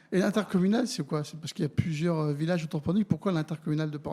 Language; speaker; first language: French; native; French